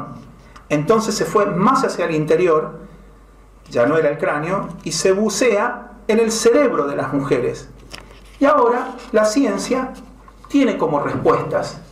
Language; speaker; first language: Spanish; native; Spanish